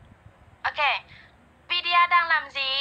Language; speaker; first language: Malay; non-native, learner; Vietnamese